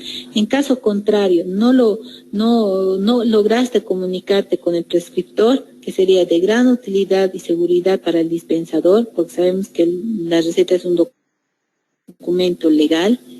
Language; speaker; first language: Spanish; native; Spanish